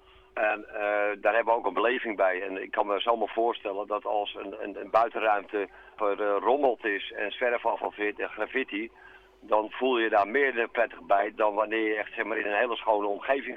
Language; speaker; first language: Dutch; native; Dutch